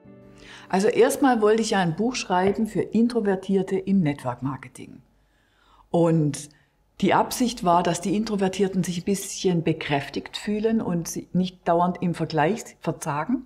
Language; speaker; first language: German; native; German